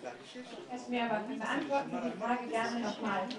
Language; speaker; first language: German; native; German